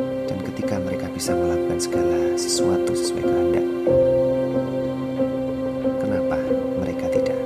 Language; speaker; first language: Indonesian; native; Indonesian